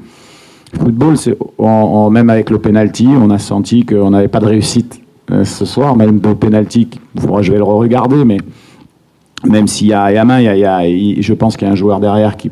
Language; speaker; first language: French; native; French